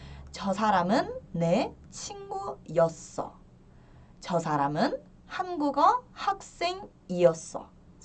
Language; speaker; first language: Korean; early bilingual, heritage; Korean